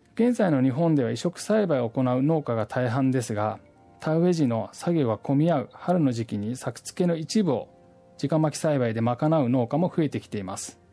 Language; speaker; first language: Japanese; native; Japanese